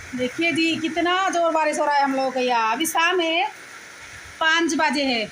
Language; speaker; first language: Hindi; non-native, local second language; Bangla